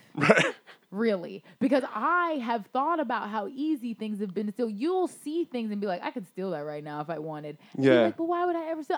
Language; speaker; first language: English; native; English